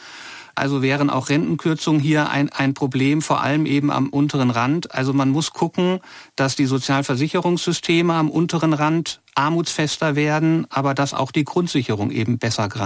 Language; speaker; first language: German; native; German